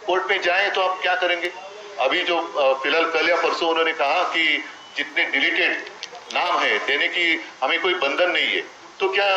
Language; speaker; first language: Hindi; non-native, local second language; Marathi